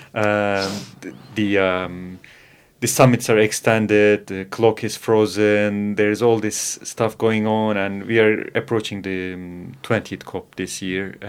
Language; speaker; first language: English; non-native, fluent; Turkish